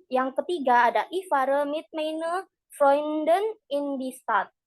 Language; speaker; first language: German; non-native, learner; Indonesian